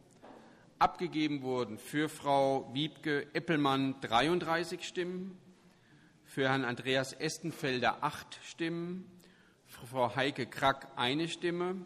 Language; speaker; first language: German; native; German